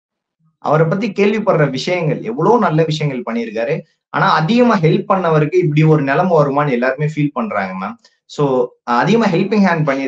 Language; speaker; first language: Tamil; native; Tamil